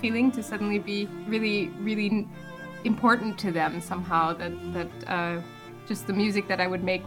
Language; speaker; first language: English; native; English